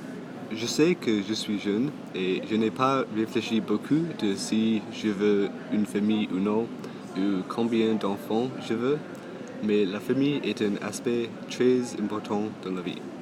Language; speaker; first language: French; non-native, local second language; English